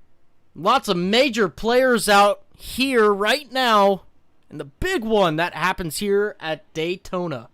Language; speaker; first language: English; native; English